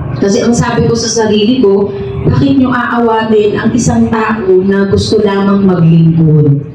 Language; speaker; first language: Filipino; native; Filipino